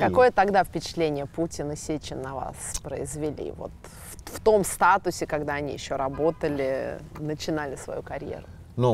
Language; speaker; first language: Russian; native; Russian